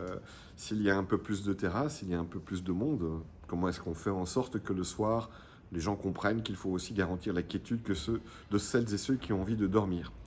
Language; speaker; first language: French; native; French